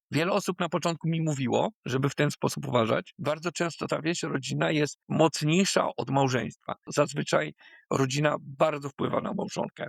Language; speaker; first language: Polish; native; Polish